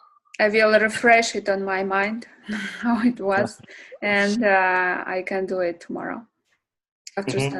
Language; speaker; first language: English; non-native, learner; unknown